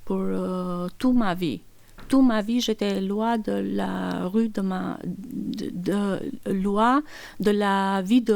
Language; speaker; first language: French; non-native, learner; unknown